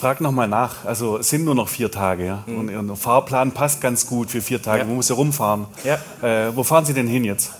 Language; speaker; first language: German; native; German